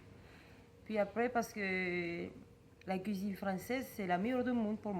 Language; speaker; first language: French; non-native, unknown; Spanish